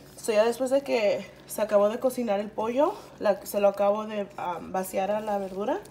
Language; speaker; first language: Spanish; early bilingual, heritage; Spanish